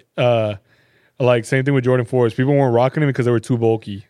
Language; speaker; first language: English; native; English